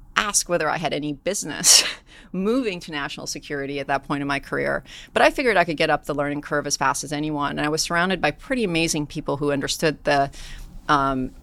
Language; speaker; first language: English; early bilingual, other home language; Persian